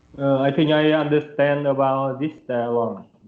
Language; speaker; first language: English; non-native, learner; Vietnamese